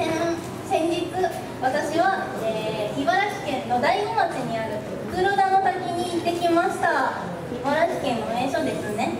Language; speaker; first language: Japanese; native; Japanese